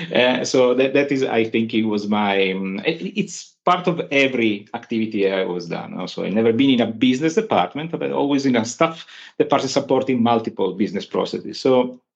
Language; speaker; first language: English; non-native, fluent; Italian